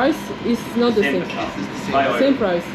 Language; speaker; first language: English; non-native, learner; Serbian